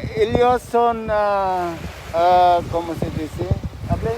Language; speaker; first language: Spanish; non-native, learner; Filipino